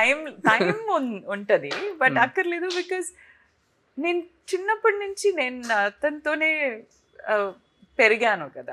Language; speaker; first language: Telugu; non-native, fluent; Tamil